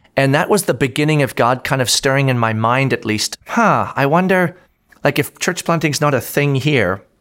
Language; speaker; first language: English; native; English